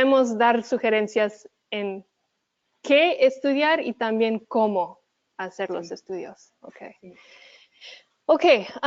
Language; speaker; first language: Spanish; early bilingual, heritage; Spanish